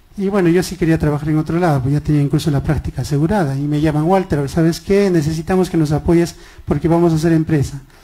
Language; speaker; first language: Spanish; non-native, local second language; Quechua